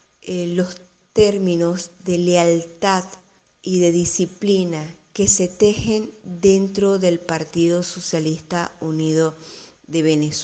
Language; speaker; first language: Spanish; native; Spanish